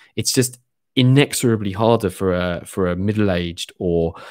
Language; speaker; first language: English; native; English